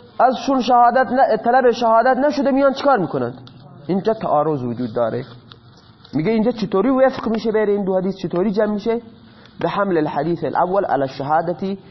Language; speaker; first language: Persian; non-native, local second language; Baluchi